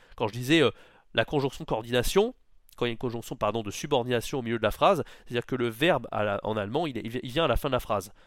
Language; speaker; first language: French; native; French